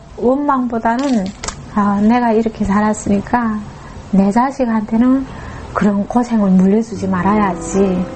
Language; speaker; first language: Korean; native; Korean